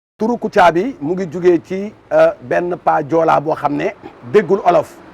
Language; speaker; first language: Wolof; native; Wolof